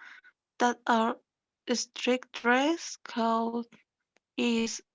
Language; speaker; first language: English; non-native, learner; Spanish